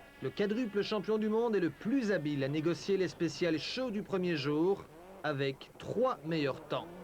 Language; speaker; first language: French; native; French